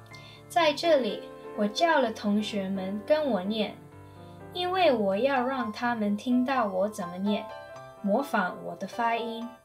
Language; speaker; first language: Chinese; non-native, fluent; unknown